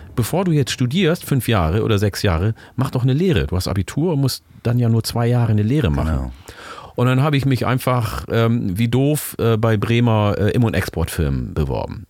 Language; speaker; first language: German; early bilingual, other home language; Oromo